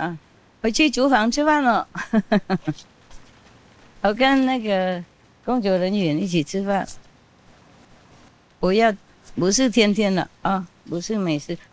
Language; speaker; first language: Chinese; non-native, fluent; Vietnamese